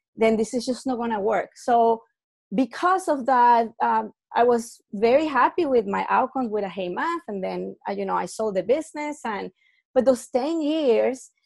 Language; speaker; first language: English; non-native, fluent; Spanish